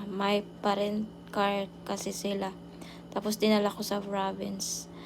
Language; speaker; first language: Filipino; non-native, local second language; Cebuano